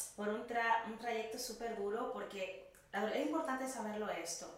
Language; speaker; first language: Spanish; native; Spanish